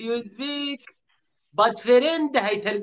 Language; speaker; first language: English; non-native, learner; Arabic